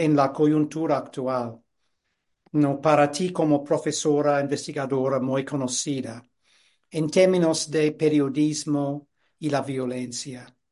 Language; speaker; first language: Spanish; non-native, fluent; English